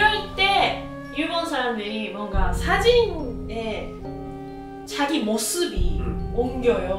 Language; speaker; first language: Korean; non-native, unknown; Japanese